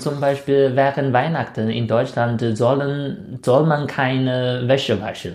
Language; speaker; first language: German; non-native, fluent; Chinese